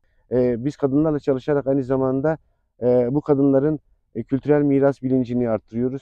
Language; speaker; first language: Turkish; native; Turkish